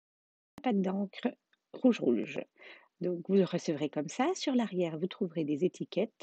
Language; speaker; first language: French; native; French